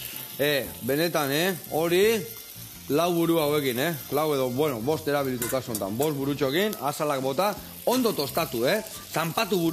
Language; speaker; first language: Basque; native; Basque